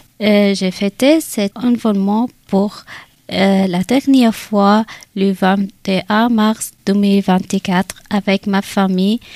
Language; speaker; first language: French; non-native, learner; Kurdish